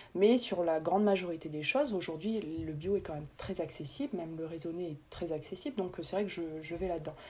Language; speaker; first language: French; native; French